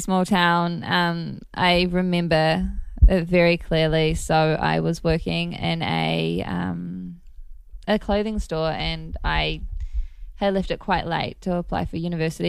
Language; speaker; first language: English; native; English